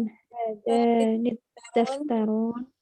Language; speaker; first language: Arabic; non-native, learner; Indonesian